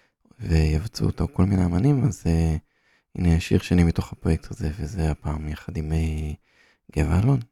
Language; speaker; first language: Hebrew; native; Hebrew